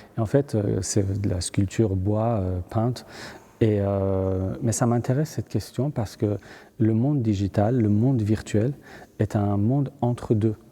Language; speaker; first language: French; early bilingual, other home language; Persian